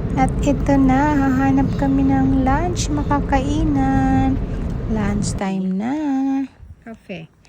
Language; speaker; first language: Filipino; non-native, local second language; Cebuano